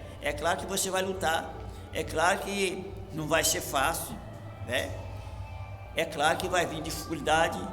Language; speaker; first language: Portuguese; native; Portuguese